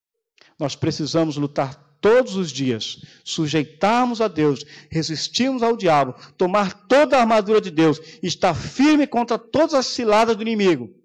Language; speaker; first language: Portuguese; native; Portuguese